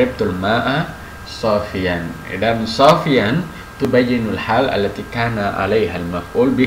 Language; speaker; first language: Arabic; non-native, fluent; Indonesian